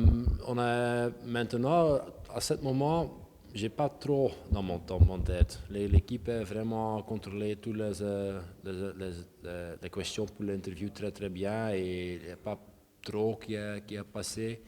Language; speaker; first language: French; non-native, local second language; Dutch